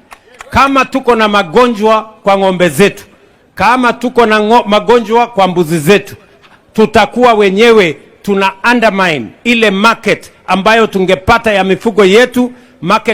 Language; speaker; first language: Swahili; non-native, local second language; Kalenjin